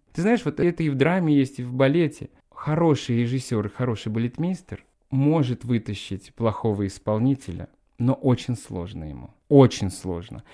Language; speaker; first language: Russian; native; Russian